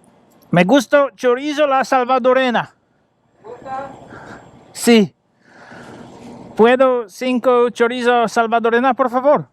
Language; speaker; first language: Spanish; non-native, learner; Polish